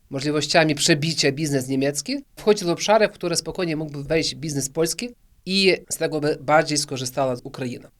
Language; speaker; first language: Polish; early bilingual, heritage; Polish